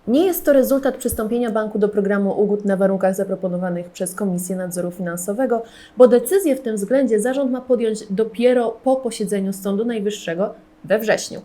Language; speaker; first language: Polish; native; Polish